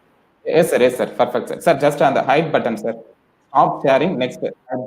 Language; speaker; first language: English; non-native, local second language; Tamil